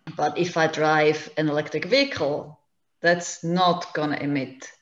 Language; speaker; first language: English; non-native, fluent; German